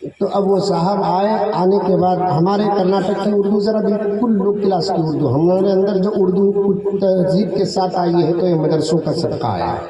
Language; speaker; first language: Urdu; native; Urdu